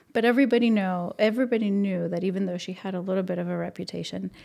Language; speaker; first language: English; non-native, fluent; Spanish